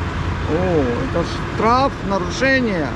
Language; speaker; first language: Russian; non-native, local second language; Ukrainian